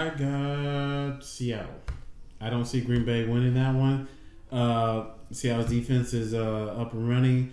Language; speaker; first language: English; native; English